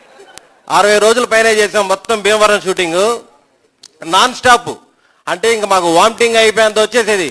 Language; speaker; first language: Telugu; native; Telugu